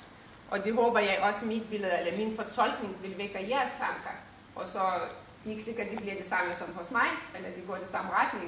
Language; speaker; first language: Danish; non-native, fluent; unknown